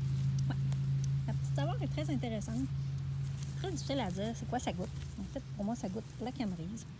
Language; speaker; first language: French; native; French